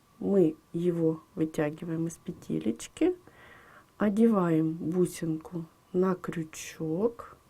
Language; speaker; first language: Russian; native; Russian